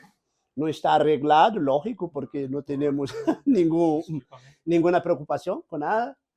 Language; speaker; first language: Spanish; non-native, fluent; Portuguese